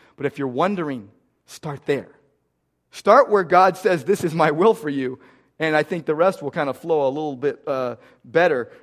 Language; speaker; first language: English; native; English